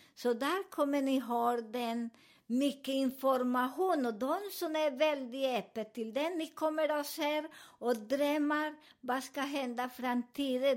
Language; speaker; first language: Swedish; non-native, learner; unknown